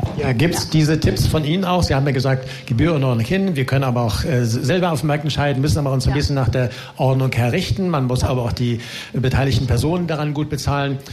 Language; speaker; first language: German; native; German